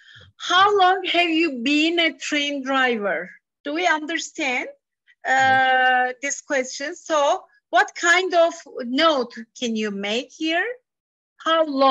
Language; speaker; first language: English; non-native, fluent; Turkish